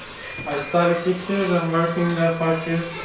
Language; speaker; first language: English; non-native, learner; Turkish